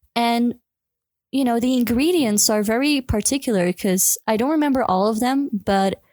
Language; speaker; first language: English; non-native, fluent; Dutch